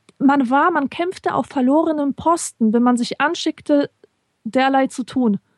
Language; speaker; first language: German; early bilingual, other home language; Polish